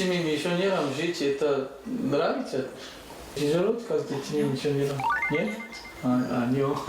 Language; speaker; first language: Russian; non-native, learner; Korean